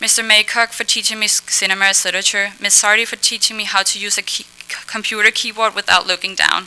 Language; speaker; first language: English; non-native, fluent; Danish